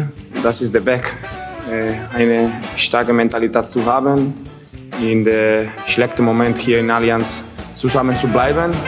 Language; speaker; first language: German; non-native, learner; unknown